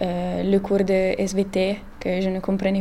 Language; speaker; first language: French; non-native, learner; Italian